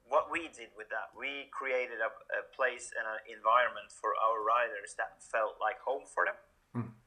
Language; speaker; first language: English; non-native, fluent; Norwegian